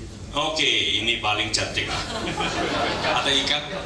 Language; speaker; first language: Malay; non-native, local second language; Chinese